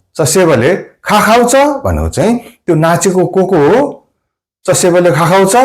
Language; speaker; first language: Nepali; non-native, local second language; Gurung